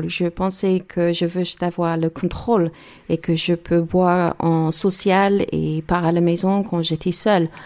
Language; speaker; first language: French; non-native, learner; English